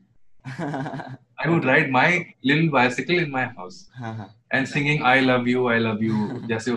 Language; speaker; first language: English; non-native, local second language; Hindi